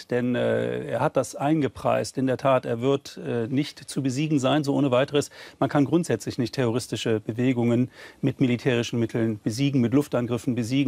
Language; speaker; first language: German; native; German